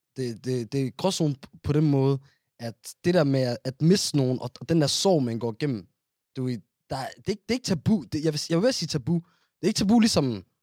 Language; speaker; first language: Danish; early bilingual, other home language; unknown